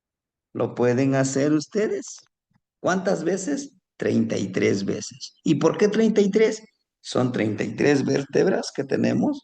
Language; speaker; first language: Spanish; native; Spanish